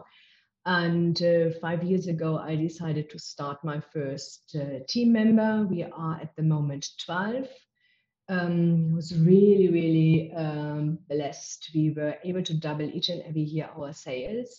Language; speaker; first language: English; non-native, fluent; German